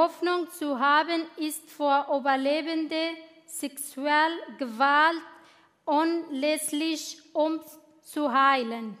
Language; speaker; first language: German; non-native, fluent; Kurdish